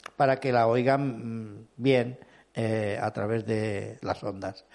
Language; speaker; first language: Spanish; non-native, local second language; Catalan